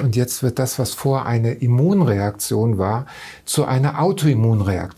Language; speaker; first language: German; native; German